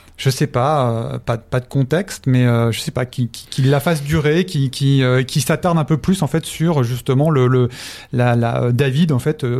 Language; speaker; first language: French; native; French